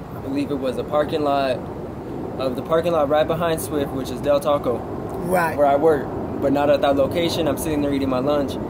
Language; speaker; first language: English; native; English